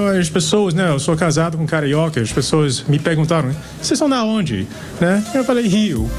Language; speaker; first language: Portuguese; non-native, fluent; English